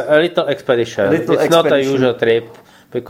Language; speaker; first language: English; non-native, learner; Czech